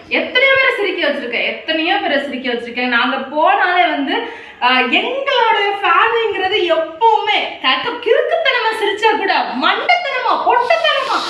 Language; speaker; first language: Tamil; non-native, local second language; Malayalam